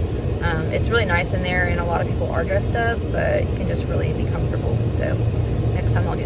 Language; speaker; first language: English; native; English